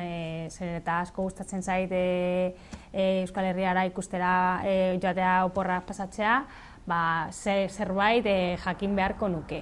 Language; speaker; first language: Basque; non-native, learner; Spanish